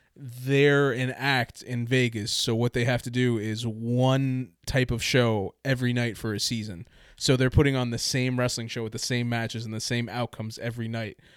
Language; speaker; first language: English; native; English